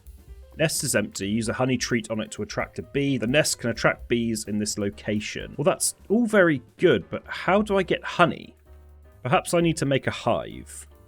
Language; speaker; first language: English; native; English